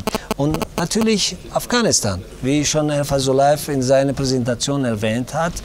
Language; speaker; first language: German; non-native, learner; Tajik